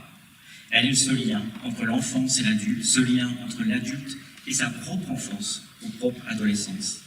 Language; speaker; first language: French; native; French